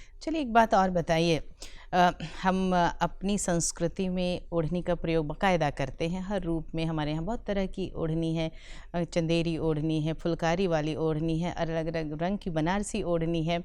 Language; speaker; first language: Hindi; native; Hindi